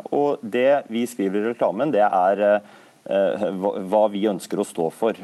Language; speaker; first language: Norwegian; native; Norwegian